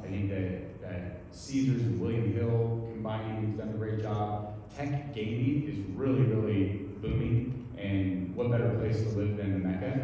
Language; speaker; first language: English; native; English